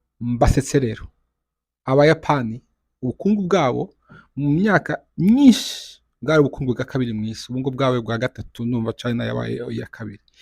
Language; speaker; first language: Kinyarwanda; native; Kinyarwanda